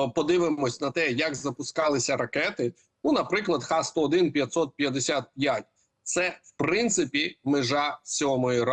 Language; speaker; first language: Ukrainian; native; Ukrainian